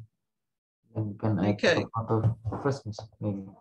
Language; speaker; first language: English; non-native, learner; Indonesian